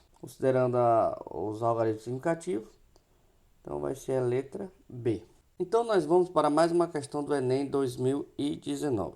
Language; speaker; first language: Portuguese; native; Portuguese